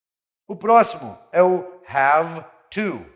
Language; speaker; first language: Portuguese; non-native, fluent; English